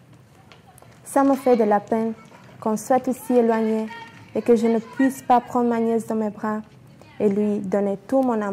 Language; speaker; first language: French; non-native, learner; Albanian